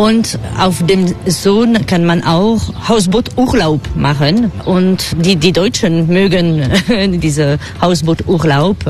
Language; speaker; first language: German; non-native, fluent; French